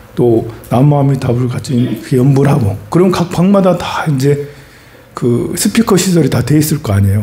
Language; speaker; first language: Korean; native; Korean